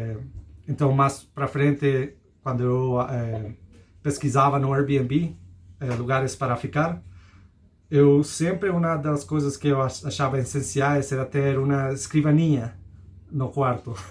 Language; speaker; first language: Portuguese; non-native, fluent; Spanish